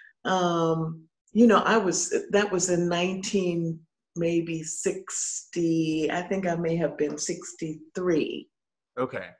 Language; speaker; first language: English; native; English